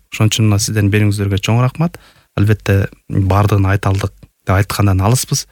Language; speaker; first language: Kyrgyz; native; Kyrgyz